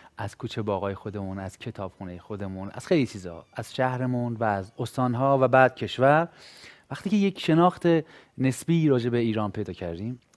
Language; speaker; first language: Persian; native; Persian